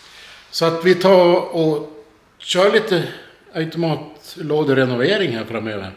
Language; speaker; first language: Swedish; native; Swedish